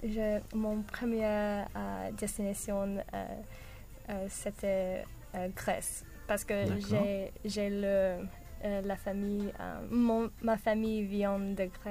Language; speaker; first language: French; non-native, learner; English